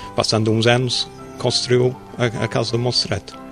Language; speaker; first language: Portuguese; non-native, fluent; English